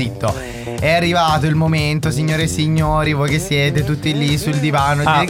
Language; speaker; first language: Italian; native; Italian